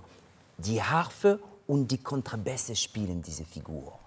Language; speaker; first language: German; non-native, fluent; French